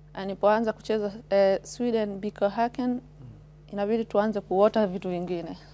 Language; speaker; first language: Swahili; native; Swahili